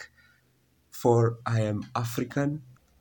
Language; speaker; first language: English; non-native, local second language; Kinyarwanda